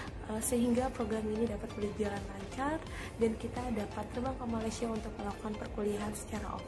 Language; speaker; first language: Indonesian; native; Indonesian